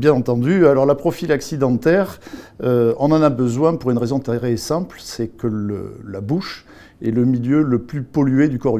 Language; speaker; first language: French; native; French